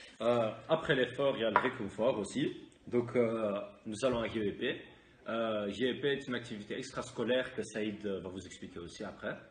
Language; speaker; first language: French; native; French